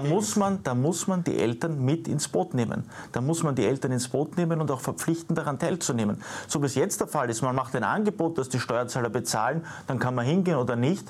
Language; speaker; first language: German; native; German